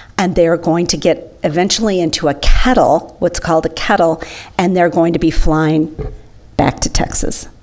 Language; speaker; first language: English; native; English